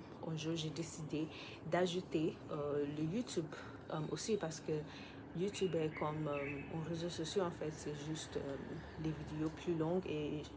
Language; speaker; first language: French; non-native, learner; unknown